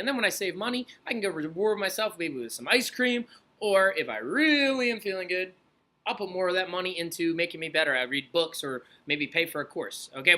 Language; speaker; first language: English; native; English